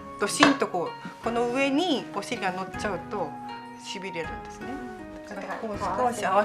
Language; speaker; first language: Japanese; native; Japanese